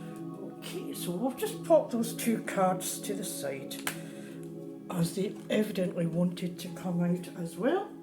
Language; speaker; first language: English; native; English